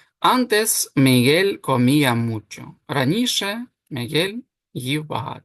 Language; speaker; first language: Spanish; non-native, fluent; Ukrainian